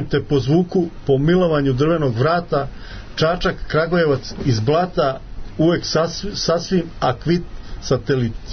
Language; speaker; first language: Serbian; native; Serbian